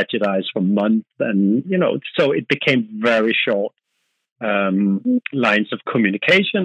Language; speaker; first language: English; non-native, fluent; Danish